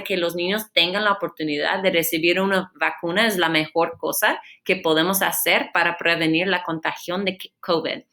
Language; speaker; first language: Spanish; non-native, fluent; English